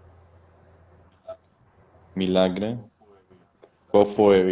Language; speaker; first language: Portuguese; non-native, fluent; Spanish